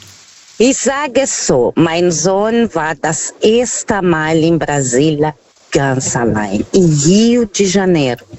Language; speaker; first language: German; non-native, learner; Portuguese